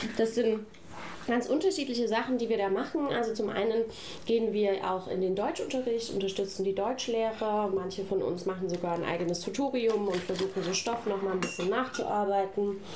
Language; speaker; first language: German; native; German